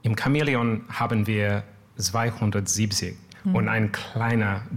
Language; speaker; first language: German; non-native, learner; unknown